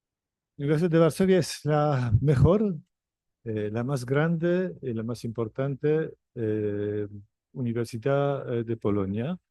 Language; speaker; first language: Spanish; non-native, fluent; Polish